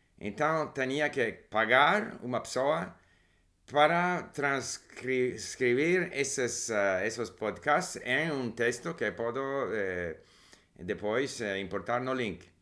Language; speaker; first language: Portuguese; non-native, learner; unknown